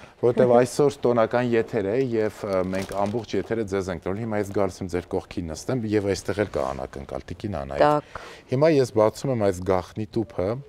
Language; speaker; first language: Armenian; native; Armenian